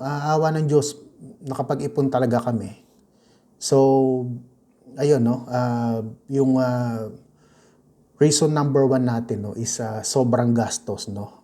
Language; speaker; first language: Filipino; native; Filipino